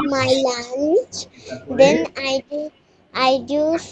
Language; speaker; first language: English; non-native, learner; Bangla